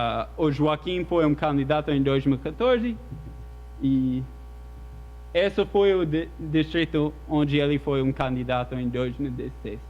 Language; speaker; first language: Portuguese; non-native, fluent; English